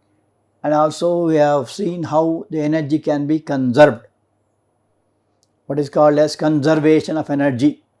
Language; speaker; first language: English; non-native, local second language; Kannada